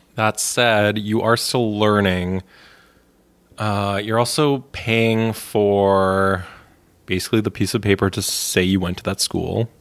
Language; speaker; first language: English; native; English